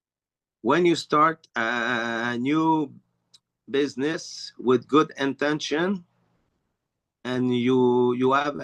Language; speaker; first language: English; non-native, learner; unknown